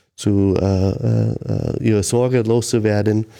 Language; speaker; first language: German; non-native, fluent; English